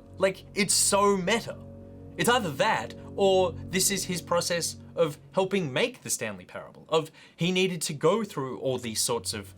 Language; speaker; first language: English; native; English